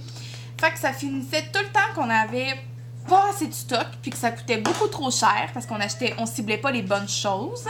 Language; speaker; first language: French; native; French